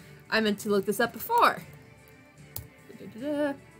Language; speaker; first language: English; native; English